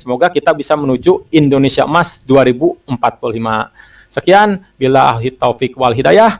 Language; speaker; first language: Indonesian; non-native, local second language; Sundanese